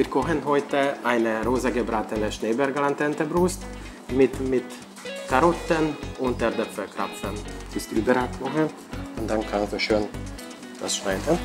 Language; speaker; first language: German; non-native, learner; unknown